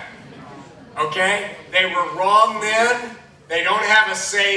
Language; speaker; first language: English; native; English